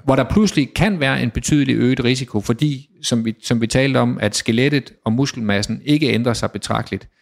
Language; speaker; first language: Danish; native; Danish